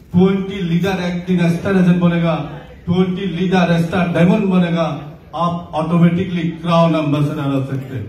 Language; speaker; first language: Hindi; non-native, learner; Bangla